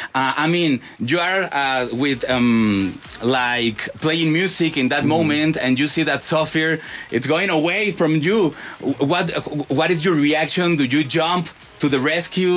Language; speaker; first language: English; non-native, fluent; Spanish